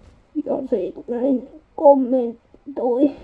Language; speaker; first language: Finnish; non-native, learner; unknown